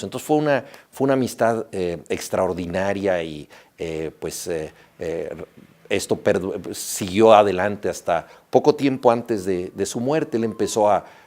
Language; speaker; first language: Spanish; native; Spanish